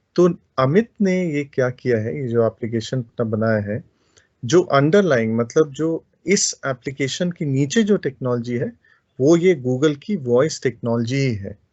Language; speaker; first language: Hindi; native; Hindi